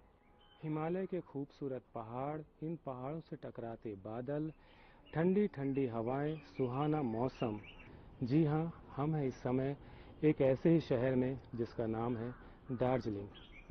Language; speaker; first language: Hindi; native; Hindi